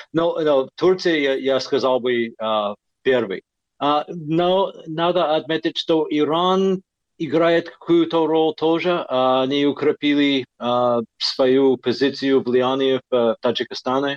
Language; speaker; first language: Russian; non-native, fluent; English